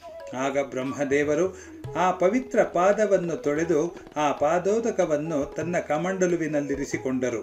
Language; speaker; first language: Kannada; native; Kannada